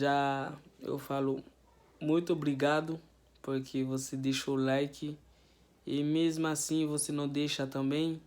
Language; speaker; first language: Portuguese; non-native, fluent; Haitian Creole